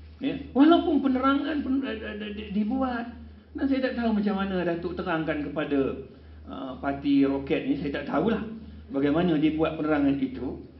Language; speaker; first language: Malay; non-native, local second language; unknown